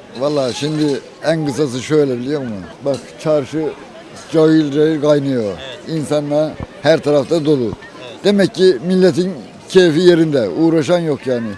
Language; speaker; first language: Turkish; native; Turkish